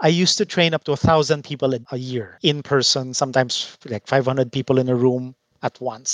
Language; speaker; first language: English; non-native, local second language; Filipino